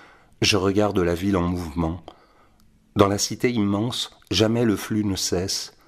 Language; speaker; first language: French; native; French